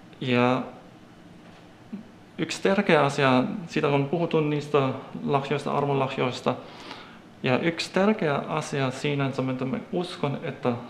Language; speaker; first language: Finnish; non-native, fluent; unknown